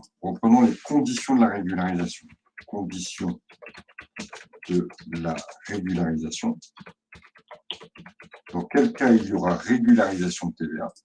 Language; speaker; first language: French; native; French